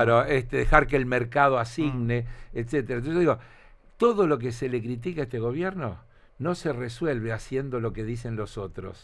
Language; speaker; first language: Spanish; native; Spanish